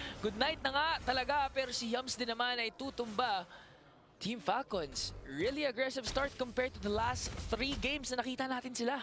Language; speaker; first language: Filipino; native; Filipino